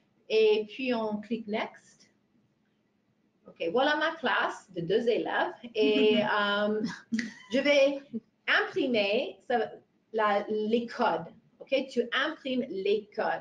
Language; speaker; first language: French; non-native, fluent; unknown